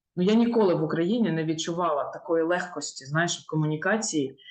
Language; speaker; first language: Ukrainian; native; Ukrainian